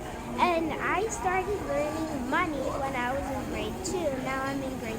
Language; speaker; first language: English; native; English